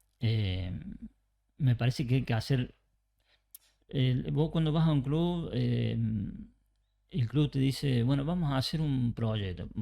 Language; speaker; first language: Spanish; native; Spanish